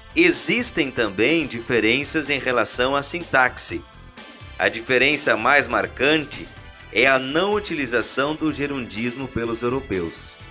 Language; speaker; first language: Portuguese; native; Portuguese